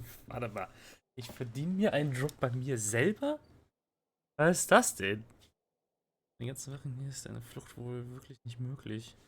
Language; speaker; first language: German; native; German